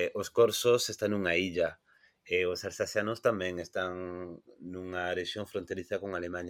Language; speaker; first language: Galician; non-native, fluent; French